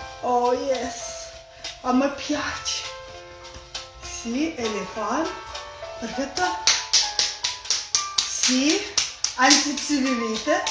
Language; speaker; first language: Italian; non-native, learner; Russian